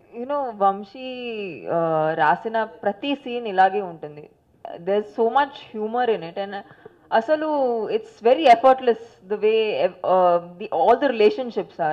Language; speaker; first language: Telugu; non-native, local second language; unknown